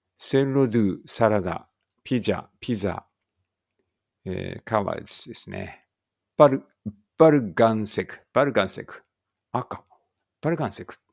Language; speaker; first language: Japanese; native; Japanese